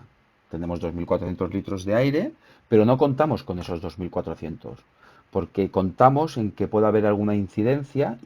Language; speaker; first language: Spanish; native; Spanish